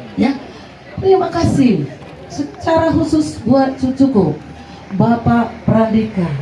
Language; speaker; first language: Indonesian; non-native, local second language; Batak Toba